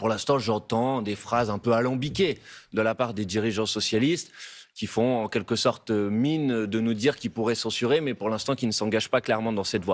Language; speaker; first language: French; native; French